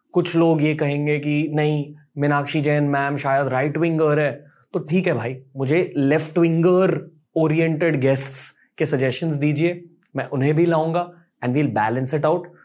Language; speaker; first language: Hindi; native; Hindi